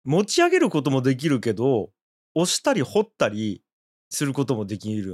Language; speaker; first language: Japanese; native; Japanese